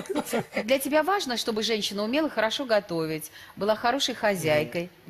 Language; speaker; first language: Russian; native; Russian